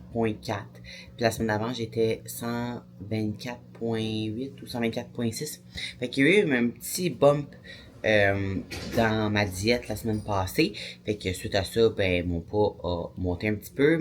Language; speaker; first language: French; native; French